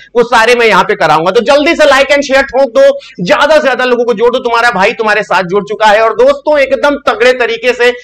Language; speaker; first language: Hindi; native; Hindi